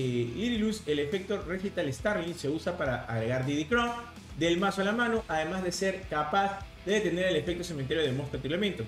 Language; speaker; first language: Spanish; native; Spanish